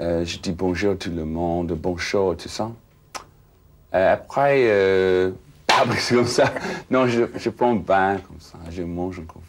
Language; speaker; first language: French; non-native, fluent; English